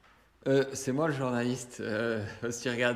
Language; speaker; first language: French; native; French